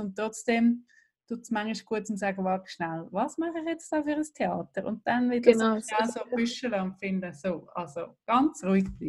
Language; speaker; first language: German; native; German